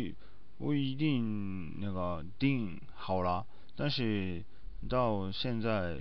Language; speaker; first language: Chinese; non-native, learner; Japanese